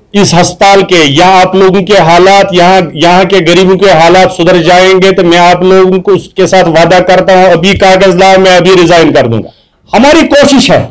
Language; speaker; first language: Urdu; non-native, local second language; Kashmiri